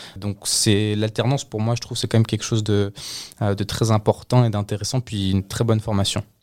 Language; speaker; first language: French; early bilingual, other home language; Spanish